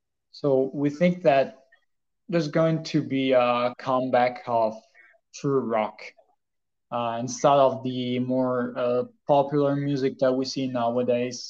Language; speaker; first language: English; non-native, fluent; Italian